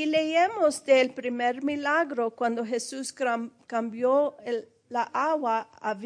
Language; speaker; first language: Spanish; early bilingual, heritage; Spanish